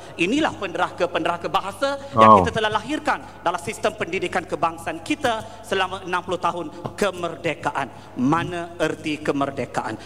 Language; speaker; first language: Malay; non-native, local second language; Tamil